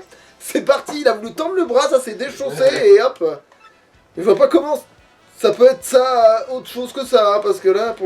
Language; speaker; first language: French; native; French